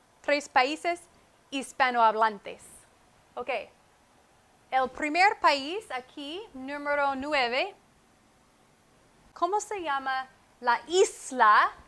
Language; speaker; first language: Spanish; non-native, fluent; English